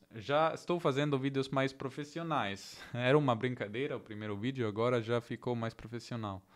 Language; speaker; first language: Portuguese; non-native, learner; Italian